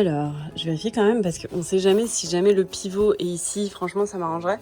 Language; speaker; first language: French; native; French